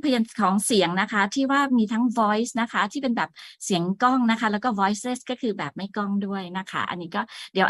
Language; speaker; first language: Thai; native; Thai